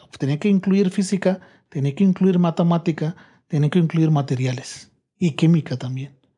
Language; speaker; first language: Spanish; non-native, learner; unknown